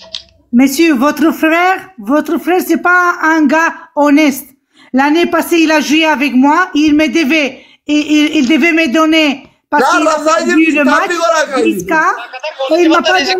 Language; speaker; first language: French; non-native, fluent; Romanian